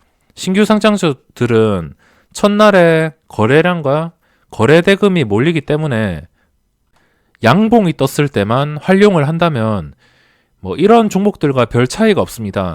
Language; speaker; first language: Korean; native; Korean